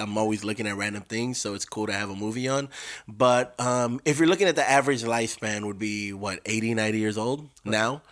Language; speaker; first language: English; native; English